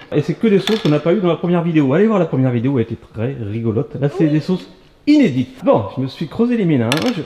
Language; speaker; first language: French; native; French